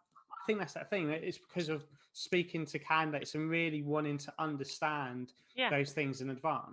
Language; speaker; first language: English; native; English